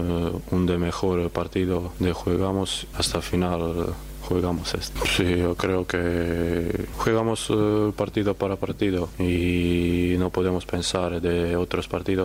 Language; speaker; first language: Spanish; non-native, learner; Croatian